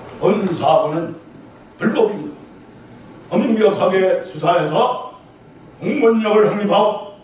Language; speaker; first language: Korean; native; Korean